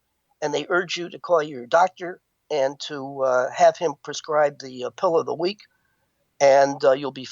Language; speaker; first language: English; native; English